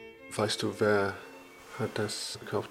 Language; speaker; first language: German; non-native, fluent; English